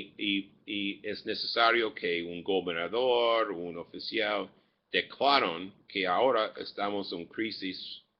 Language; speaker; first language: Spanish; non-native, fluent; English